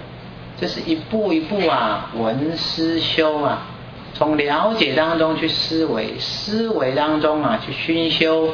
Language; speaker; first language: Chinese; native; Chinese